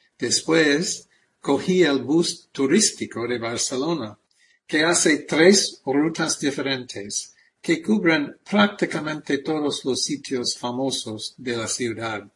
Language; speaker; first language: Spanish; non-native, fluent; English